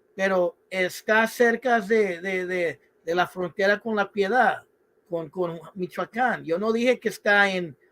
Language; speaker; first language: Spanish; early bilingual, other home language; English